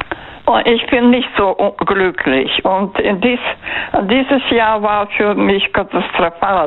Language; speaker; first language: German; non-native, fluent; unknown